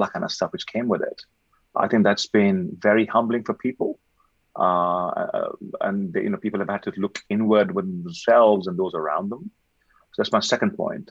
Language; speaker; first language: English; non-native, local second language; Hindi